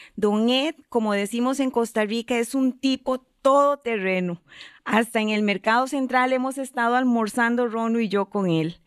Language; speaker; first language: Spanish; native; Spanish